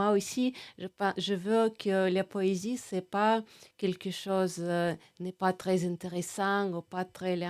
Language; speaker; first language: French; non-native, fluent; Russian